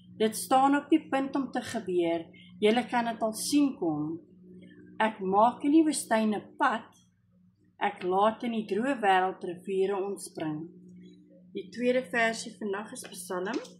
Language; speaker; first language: Afrikaans; non-native, local second language; English